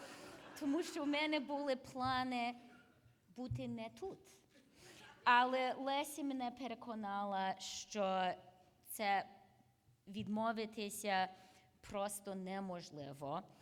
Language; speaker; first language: Ukrainian; early bilingual, heritage; English